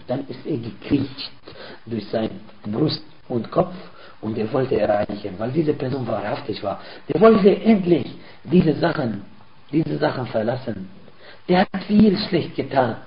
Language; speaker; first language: German; non-native, fluent; Arabic